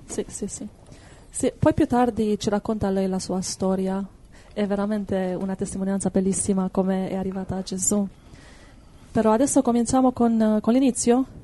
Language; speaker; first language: Italian; non-native, fluent; Hungarian